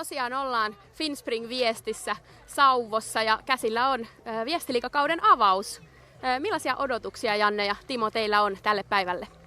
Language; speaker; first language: Finnish; native; Finnish